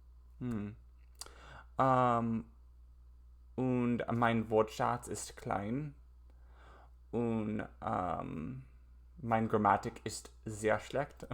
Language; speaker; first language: German; non-native, learner; English